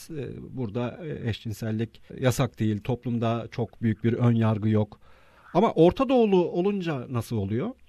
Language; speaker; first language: Turkish; native; Turkish